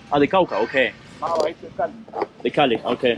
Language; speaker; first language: Spanish; non-native, learner; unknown